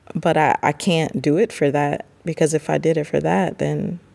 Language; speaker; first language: English; native; English